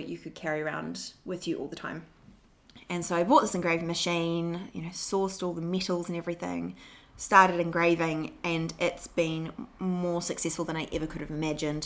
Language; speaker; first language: English; native; English